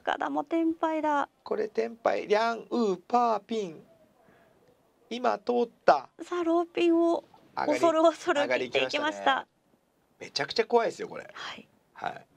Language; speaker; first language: Japanese; native; Japanese